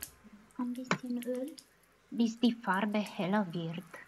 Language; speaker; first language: German; non-native, fluent; Romanian